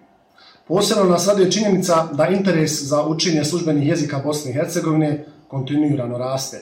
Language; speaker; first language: Serbian; native; Serbian